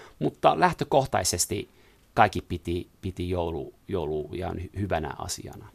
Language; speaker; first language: Finnish; non-native, fluent; French